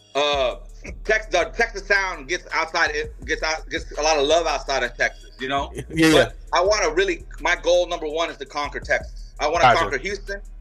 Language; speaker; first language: English; native; English